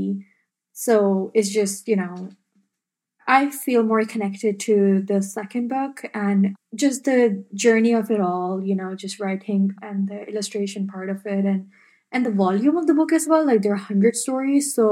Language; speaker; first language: English; non-native, local second language; Urdu